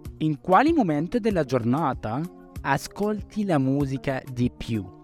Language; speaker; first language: Italian; non-native, learner; Arabic